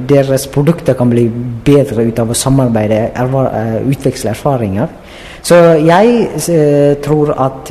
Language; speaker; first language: Norwegian; non-native, fluent; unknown